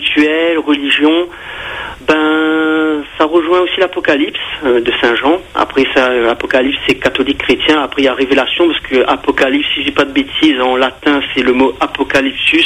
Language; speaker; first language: French; native; French